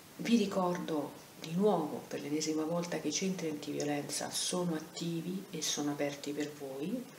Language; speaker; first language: Italian; native; Italian